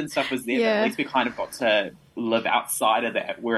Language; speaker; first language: English; native; English